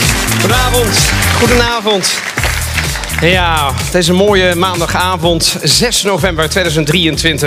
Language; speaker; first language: Dutch; native; Dutch